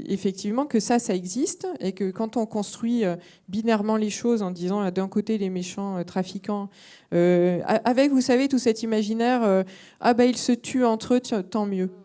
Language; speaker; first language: French; native; French